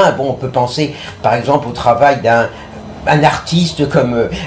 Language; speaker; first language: French; native; French